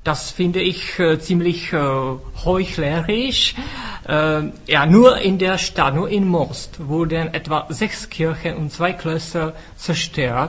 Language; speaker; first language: German; non-native, fluent; Czech